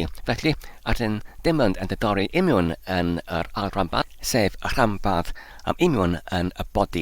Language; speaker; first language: Welsh; non-native, learner; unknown